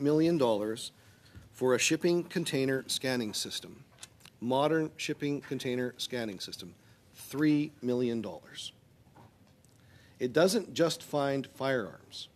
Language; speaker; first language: English; native; English